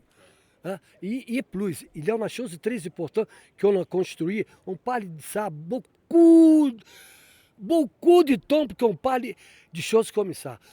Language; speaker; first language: French; non-native, learner; Portuguese